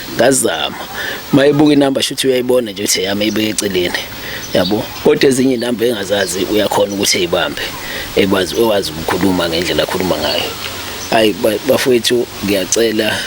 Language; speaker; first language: Zulu; native; Zulu